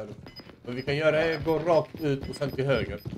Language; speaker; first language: Swedish; native; Swedish